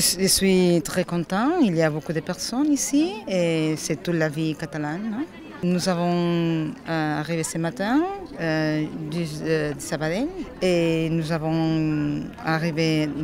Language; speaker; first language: French; non-native, learner; Catalan